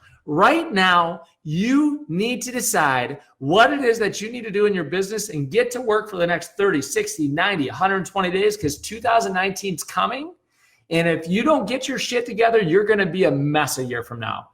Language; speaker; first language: English; native; English